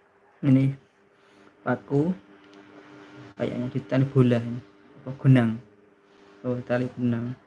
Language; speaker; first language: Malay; non-native, local second language; Javanese